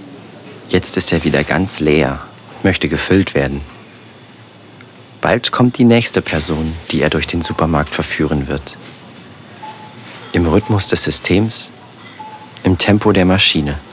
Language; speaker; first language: German; native; German